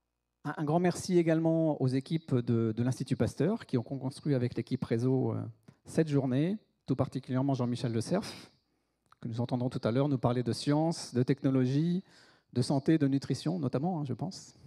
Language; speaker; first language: French; native; French